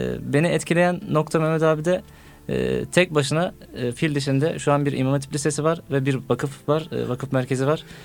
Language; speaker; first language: Turkish; native; Turkish